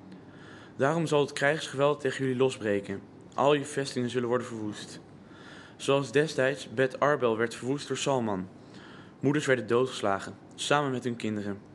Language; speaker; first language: Dutch; native; Dutch